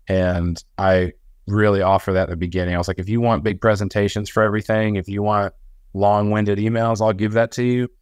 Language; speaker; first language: English; native; English